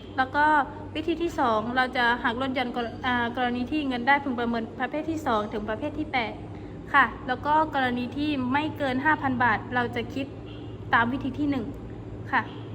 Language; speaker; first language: Thai; non-native, local second language; Pattani Malay